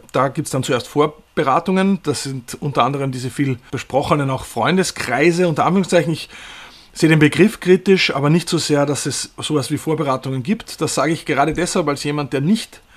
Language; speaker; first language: German; native; German